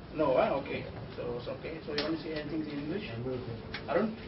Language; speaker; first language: English; non-native, local second language; Tamil